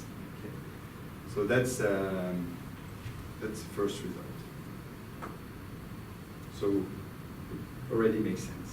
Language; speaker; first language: English; non-native, fluent; French